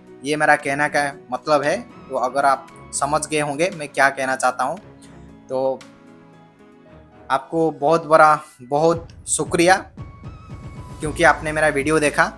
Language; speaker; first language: Hindi; non-native, local second language; Odia